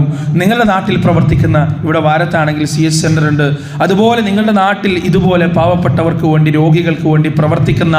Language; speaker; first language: Malayalam; native; Malayalam